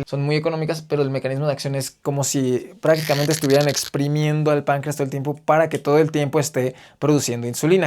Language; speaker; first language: Spanish; native; Spanish